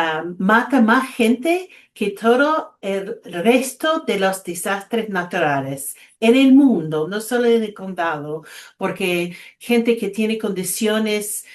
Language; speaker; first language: Spanish; non-native, fluent; English